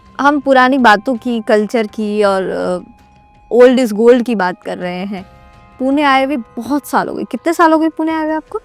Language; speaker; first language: Hindi; native; Hindi